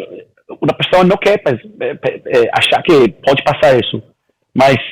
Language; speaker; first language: Portuguese; early bilingual, heritage; Portuguese